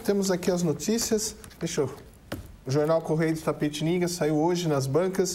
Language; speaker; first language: Portuguese; native; Portuguese